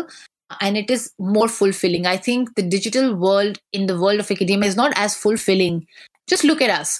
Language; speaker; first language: English; non-native, local second language; Pashto